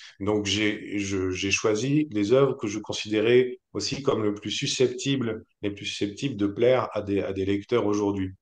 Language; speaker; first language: French; native; French